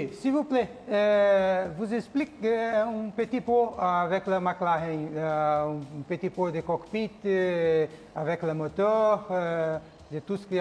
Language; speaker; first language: French; non-native, learner; Portuguese